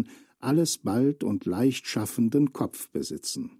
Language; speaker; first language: German; native; German